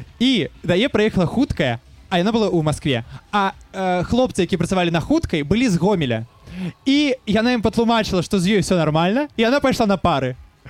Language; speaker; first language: Belarusian; non-native, local second language; Russian